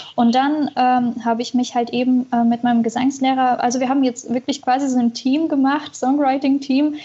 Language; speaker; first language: German; early bilingual, other home language; Russian